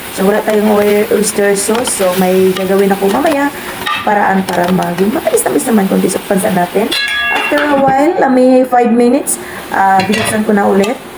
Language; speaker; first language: Filipino; non-native, local second language; Cebuano